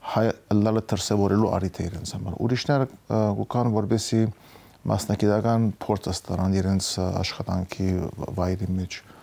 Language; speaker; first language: Armenian; early bilingual, heritage; Armenian